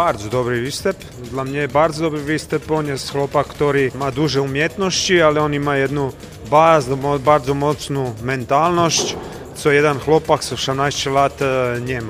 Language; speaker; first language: Polish; non-native, fluent; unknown